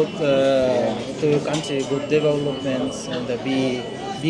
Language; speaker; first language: English; non-native, learner; Russian